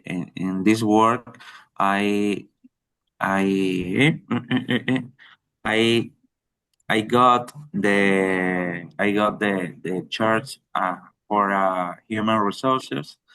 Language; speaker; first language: English; non-native, learner; Spanish